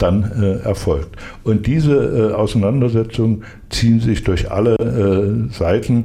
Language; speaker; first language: German; native; German